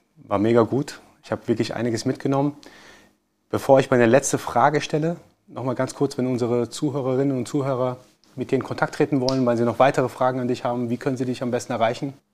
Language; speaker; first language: German; early bilingual, other home language; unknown